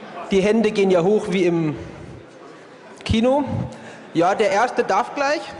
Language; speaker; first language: German; native; German